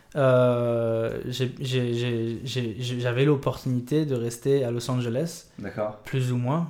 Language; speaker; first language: French; native; French